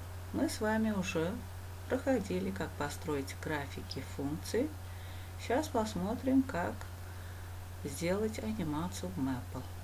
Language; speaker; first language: Russian; non-native, local second language; Uzbek